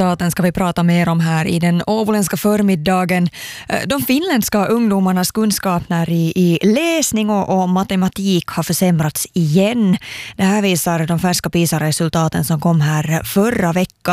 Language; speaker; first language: Swedish; native; Swedish